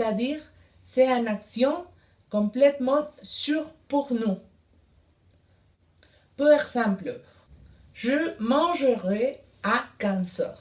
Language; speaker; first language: French; non-native, learner; Spanish